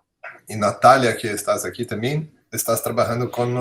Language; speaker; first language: Spanish; non-native, fluent; Portuguese